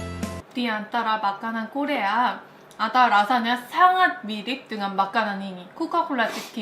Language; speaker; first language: Indonesian; non-native, fluent; Korean